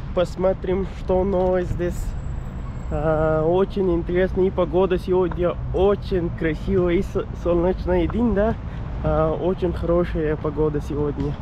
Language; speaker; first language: Russian; non-native, learner; Urdu